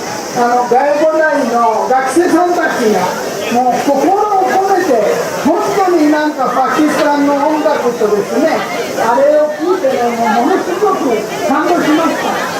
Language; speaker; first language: Japanese; non-native, fluent; Urdu